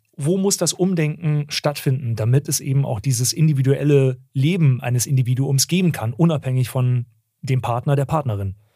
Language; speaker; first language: German; early bilingual, other home language; Turkish